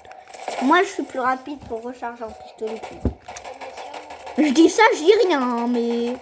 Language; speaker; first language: French; native; French